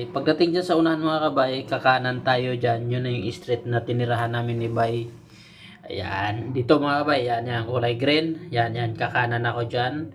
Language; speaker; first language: Filipino; native; Filipino